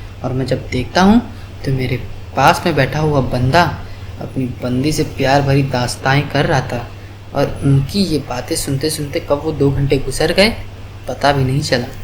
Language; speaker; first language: Hindi; native; Hindi